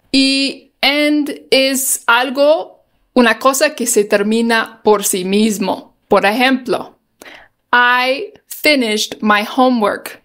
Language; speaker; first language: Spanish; non-native, fluent; English